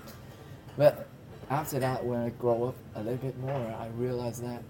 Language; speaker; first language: English; non-native, learner; Vietnamese